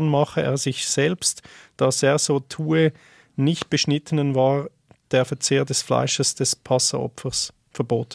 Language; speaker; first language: German; native; German